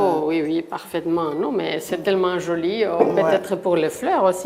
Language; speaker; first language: French; non-native, fluent; Spanish